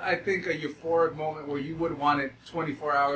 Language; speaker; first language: English; native; English